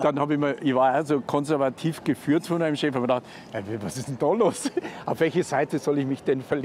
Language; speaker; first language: German; native; German